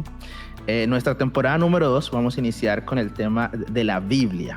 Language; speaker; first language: Spanish; native; Spanish